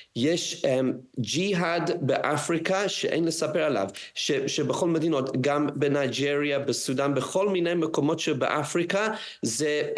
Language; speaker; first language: Hebrew; non-native, fluent; English